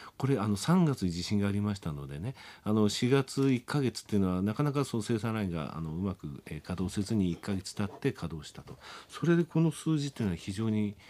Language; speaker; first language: Japanese; native; Japanese